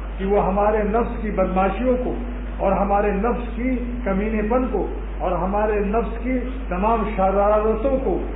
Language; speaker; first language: Urdu; native; Urdu